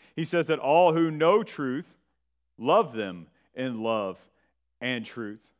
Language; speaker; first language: English; native; English